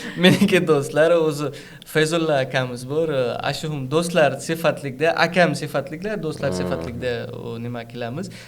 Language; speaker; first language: Uzbek; non-native, fluent; Urdu